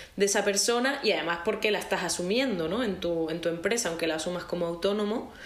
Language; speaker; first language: Spanish; native; Spanish